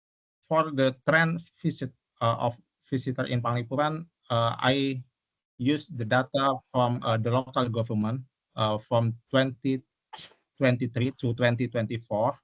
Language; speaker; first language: English; non-native, local second language; Indonesian